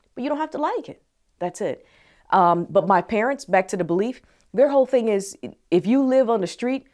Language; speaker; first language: English; native; English